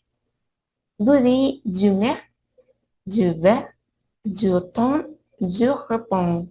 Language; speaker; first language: French; non-native, learner; Spanish